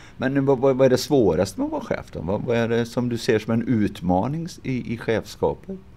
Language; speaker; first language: Swedish; native; Swedish